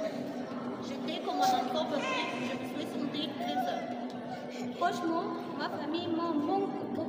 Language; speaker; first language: French; non-native, learner; Arabic